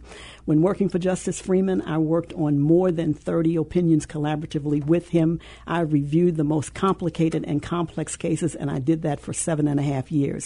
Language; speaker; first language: English; native; English